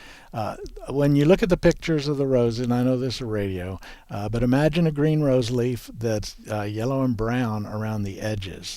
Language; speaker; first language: English; native; English